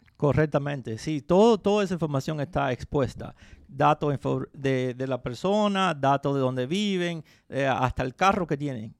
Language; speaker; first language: Spanish; early bilingual, heritage; Spanish